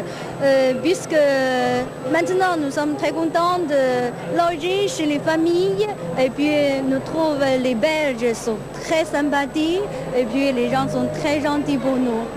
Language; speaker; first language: French; non-native, fluent; Chinese